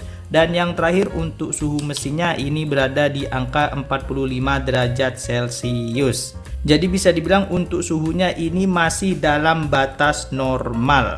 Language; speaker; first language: Indonesian; native; Indonesian